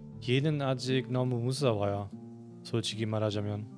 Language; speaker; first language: Korean; non-native, fluent; German